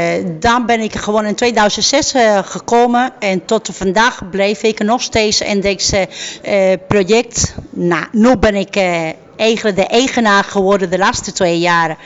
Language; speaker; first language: Dutch; non-native, fluent; Spanish